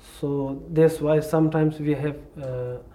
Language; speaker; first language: English; non-native, learner; Tibetan